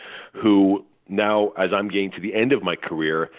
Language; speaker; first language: English; native; English